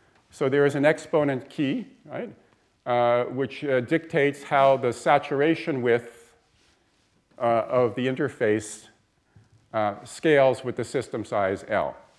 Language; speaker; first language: English; native; English